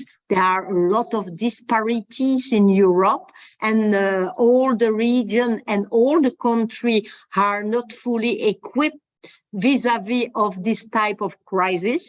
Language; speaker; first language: English; non-native, fluent; French